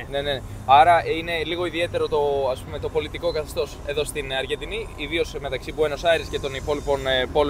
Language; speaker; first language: Greek; native; Greek